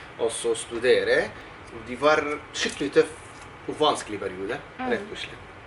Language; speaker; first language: Norwegian; non-native, fluent; Arabic